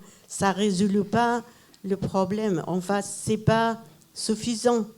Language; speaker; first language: French; non-native, fluent; Persian